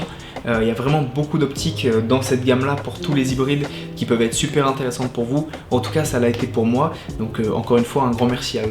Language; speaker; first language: French; native; French